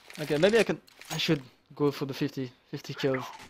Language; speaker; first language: English; non-native, fluent; French